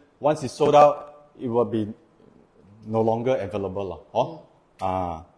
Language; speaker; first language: English; non-native, local second language; Chinese